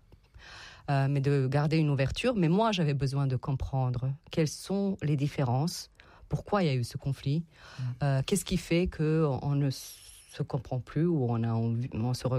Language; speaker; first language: French; non-native, fluent; Serbian